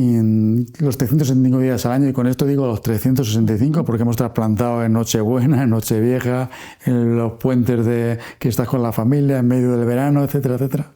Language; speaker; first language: Spanish; native; Spanish